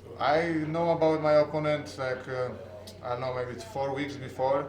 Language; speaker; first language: English; non-native, fluent; Polish